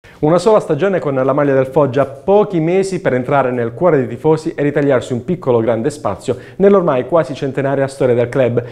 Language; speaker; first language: Italian; native; Italian